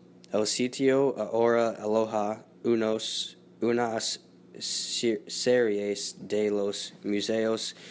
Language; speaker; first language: Spanish; non-native, learner; English